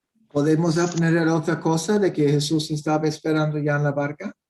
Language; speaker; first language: Spanish; non-native, fluent; English